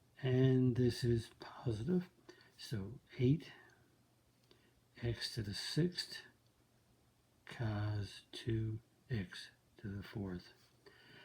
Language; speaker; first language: English; native; English